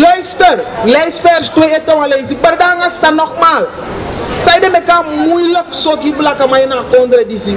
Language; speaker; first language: Dutch; non-native, local second language; Sranan Tongo